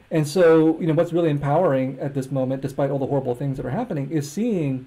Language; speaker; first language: English; native; English